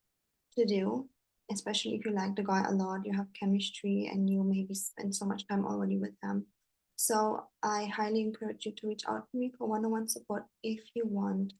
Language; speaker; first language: English; non-native, fluent; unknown